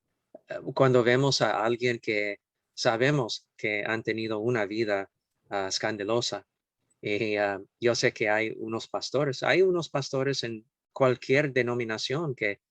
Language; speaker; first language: Spanish; non-native, fluent; English